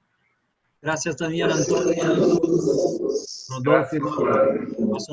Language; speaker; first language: Spanish; non-native, fluent; Portuguese